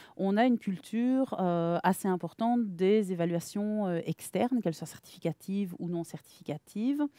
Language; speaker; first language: French; native; French